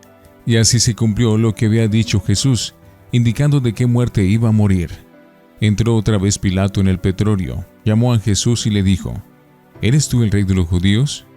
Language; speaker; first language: Spanish; native; Spanish